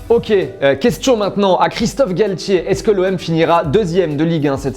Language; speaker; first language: French; native; French